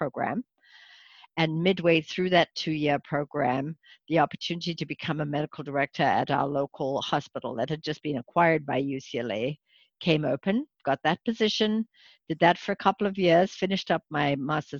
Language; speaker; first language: English; native; English